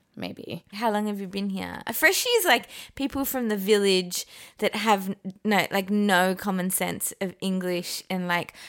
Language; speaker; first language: English; non-native, fluent; Persian